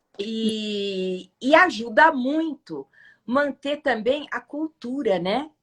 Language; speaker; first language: Portuguese; native; Portuguese